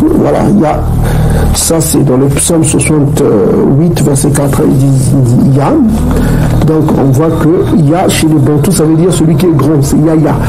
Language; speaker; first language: French; non-native, local second language; Kongo